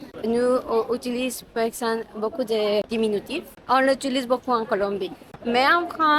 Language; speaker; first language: French; non-native, learner; Spanish